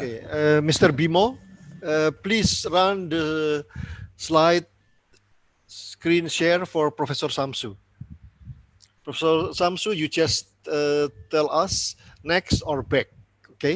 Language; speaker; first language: English; non-native, learner; Indonesian